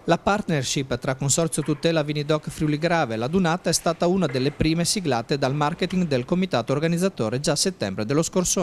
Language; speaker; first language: Italian; native; Italian